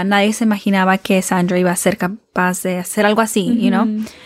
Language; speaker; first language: Spanish; early bilingual, heritage; Spanish